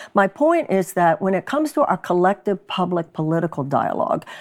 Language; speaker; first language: English; native; English